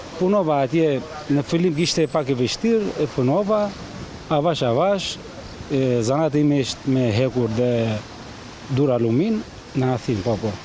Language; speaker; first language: Albanian; non-native, learner; Arabic